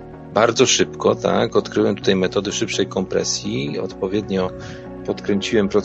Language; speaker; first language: Polish; native; Polish